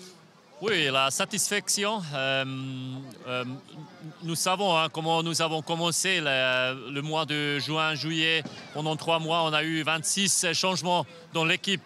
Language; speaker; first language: French; non-native, local second language; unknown